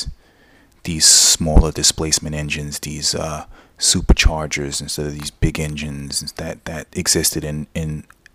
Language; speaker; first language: English; native; English